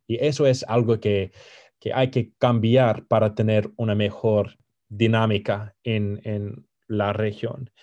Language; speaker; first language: Spanish; non-native, fluent; English